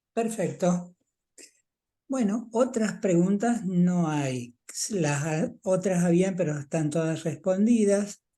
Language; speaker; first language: Spanish; native; Spanish